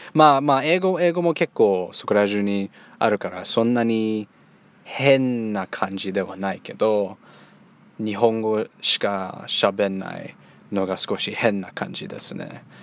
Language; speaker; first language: Japanese; early bilingual, heritage; Japanese